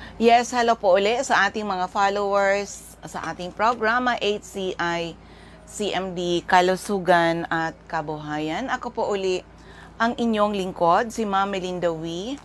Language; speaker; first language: Filipino; non-native, local second language; Bikol